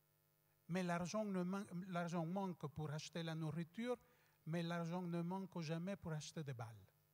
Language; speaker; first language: French; non-native, fluent; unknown